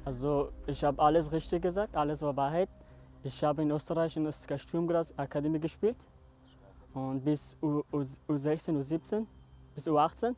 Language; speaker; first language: German; non-native, learner; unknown